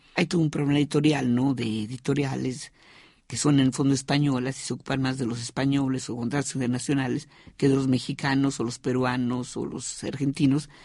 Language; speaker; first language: Spanish; native; Spanish